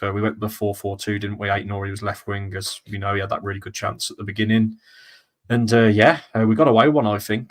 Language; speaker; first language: English; native; English